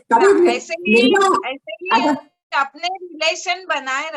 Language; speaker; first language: Hindi; native; Hindi